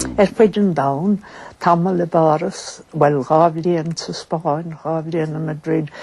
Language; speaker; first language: Irish; native; Irish